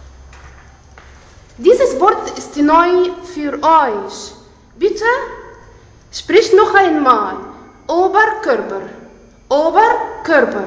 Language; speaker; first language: German; non-native, fluent; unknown